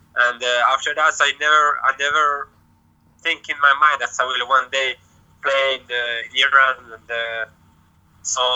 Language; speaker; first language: English; non-native, learner; French